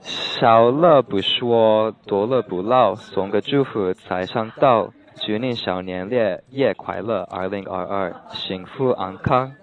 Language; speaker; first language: Chinese; non-native, learner; English